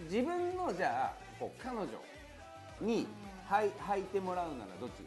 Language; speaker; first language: Japanese; native; Japanese